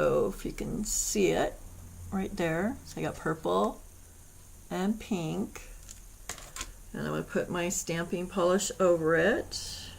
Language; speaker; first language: English; native; English